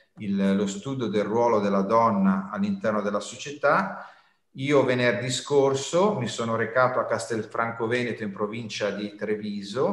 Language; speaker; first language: Italian; native; Italian